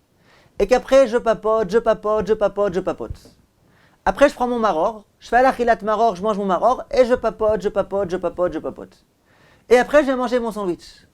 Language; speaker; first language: French; native; French